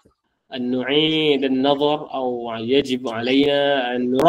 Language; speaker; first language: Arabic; non-native, fluent; Malay